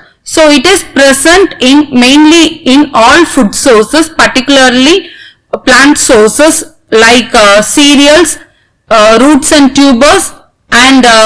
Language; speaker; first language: English; non-native, local second language; Tamil